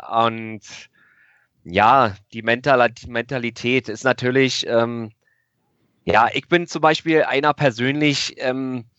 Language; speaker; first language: German; native; German